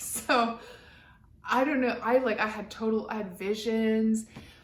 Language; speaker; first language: English; native; English